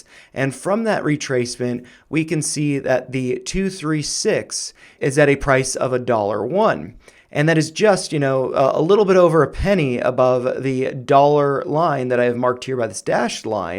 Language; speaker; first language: English; native; English